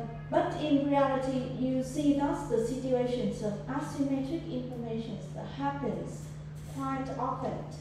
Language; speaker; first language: English; non-native, fluent; Vietnamese